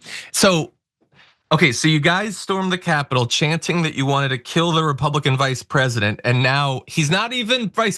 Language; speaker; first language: English; native; English